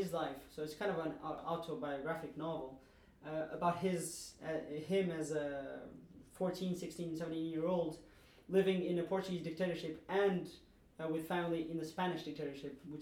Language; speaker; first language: English; non-native, fluent; Portuguese